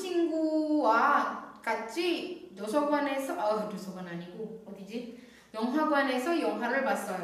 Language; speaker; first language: Korean; non-native, fluent; Indonesian